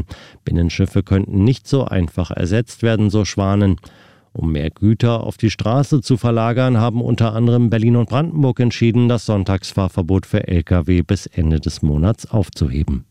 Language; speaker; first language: German; native; German